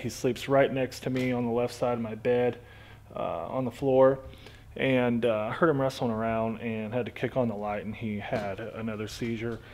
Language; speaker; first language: English; native; English